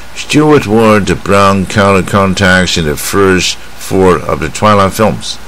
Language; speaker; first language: English; non-native, fluent; Chinese